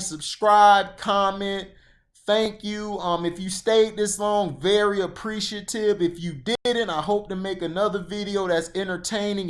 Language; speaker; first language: English; native; English